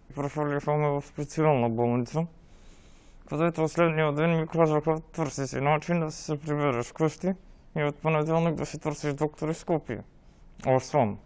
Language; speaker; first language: Bulgarian; early bilingual, heritage; Macedonian